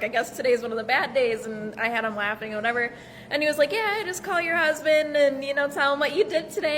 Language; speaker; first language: English; native; English